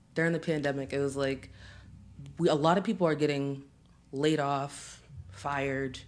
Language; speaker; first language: English; native; English